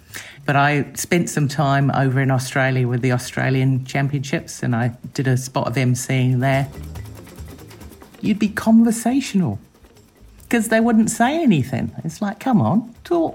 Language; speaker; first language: English; native; English